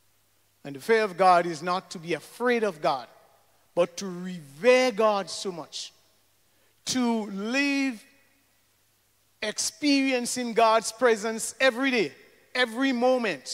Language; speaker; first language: English; native; English